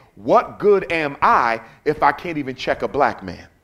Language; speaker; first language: English; native; English